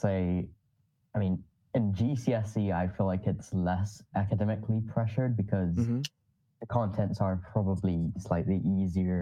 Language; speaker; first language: English; non-native, local second language; Cantonese